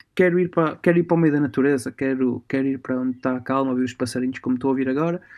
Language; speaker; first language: Portuguese; early bilingual, other home language; Romanian